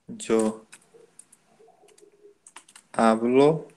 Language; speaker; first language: Spanish; non-native, learner; Portuguese